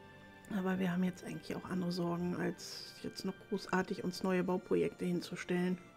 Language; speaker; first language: German; native; German